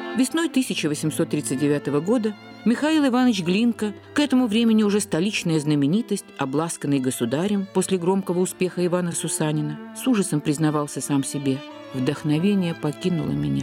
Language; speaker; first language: Russian; native; Russian